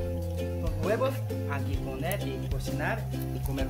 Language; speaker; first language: Spanish; non-native, learner; Korean